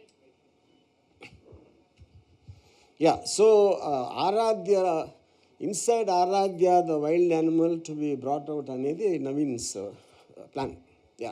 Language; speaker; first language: Telugu; native; Telugu